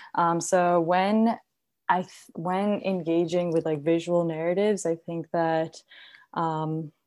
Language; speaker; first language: English; non-native, local second language; Hindi